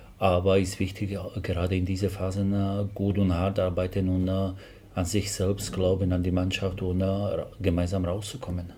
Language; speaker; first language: German; non-native, fluent; Slovak